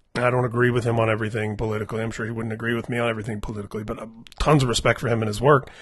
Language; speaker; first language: English; native; English